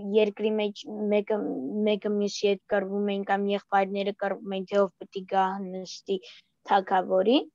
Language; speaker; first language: Armenian; early bilingual, heritage; Armenian